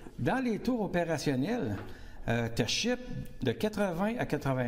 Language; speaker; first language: French; native; French